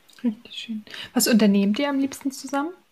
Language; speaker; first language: German; native; German